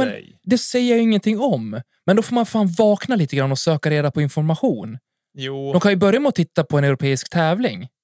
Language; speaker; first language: Swedish; native; Swedish